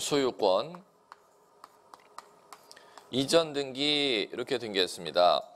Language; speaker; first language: Korean; native; Korean